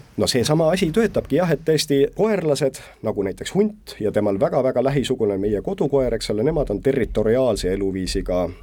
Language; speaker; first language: Estonian; native; Estonian